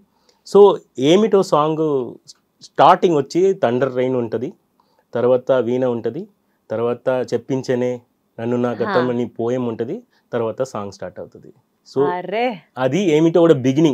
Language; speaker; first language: Telugu; non-native, local second language; Tamil